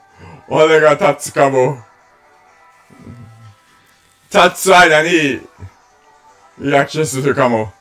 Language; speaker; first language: Japanese; non-native, learner; English